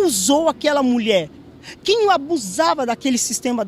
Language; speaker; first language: Portuguese; native; Portuguese